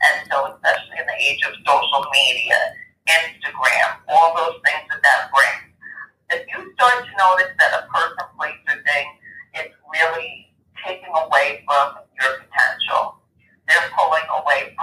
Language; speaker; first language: English; native; English